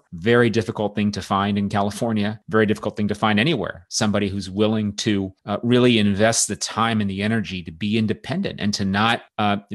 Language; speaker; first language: English; native; English